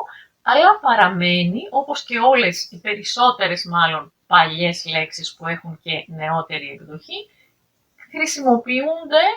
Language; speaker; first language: Greek; native; Greek